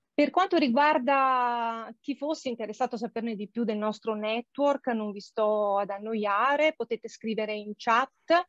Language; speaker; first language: Italian; native; Italian